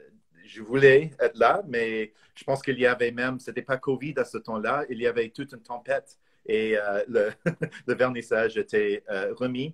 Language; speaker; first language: French; non-native, fluent; English